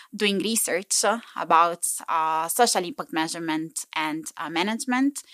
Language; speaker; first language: English; non-native, fluent; Italian